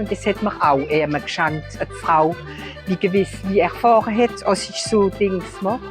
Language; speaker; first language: German; non-native, local second language; Swiss German